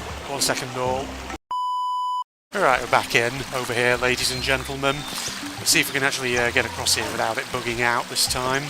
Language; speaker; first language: English; native; English